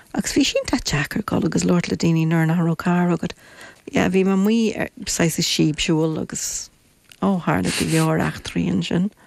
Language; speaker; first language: Irish; non-native, local second language; English